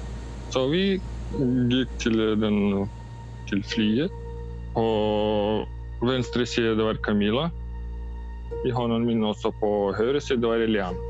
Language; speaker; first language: Norwegian; non-native, learner; Russian